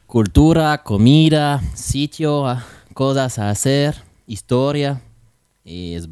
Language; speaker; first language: Spanish; non-native, learner; French